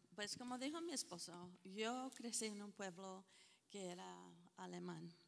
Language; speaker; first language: Spanish; early bilingual, heritage; Spanish